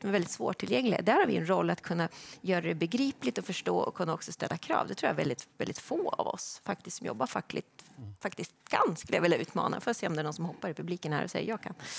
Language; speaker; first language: Swedish; native; Swedish